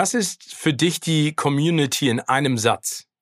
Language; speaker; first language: German; native; German